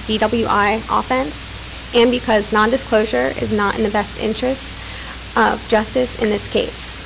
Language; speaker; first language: English; native; English